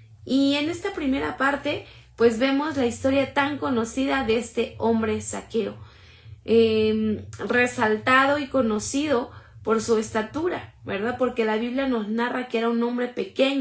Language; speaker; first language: Spanish; native; Spanish